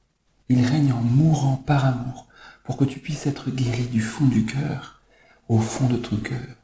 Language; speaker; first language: French; native; French